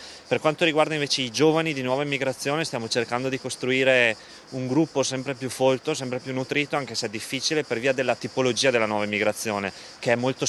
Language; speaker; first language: Italian; native; Italian